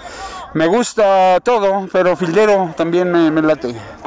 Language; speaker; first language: Spanish; native; Spanish